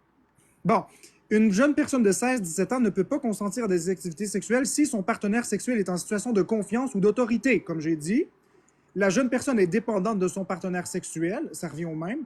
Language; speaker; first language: French; native; French